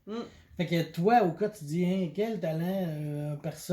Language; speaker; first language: French; native; French